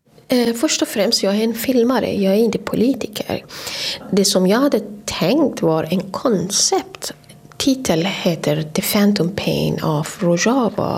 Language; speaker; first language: Swedish; non-native, fluent; Persian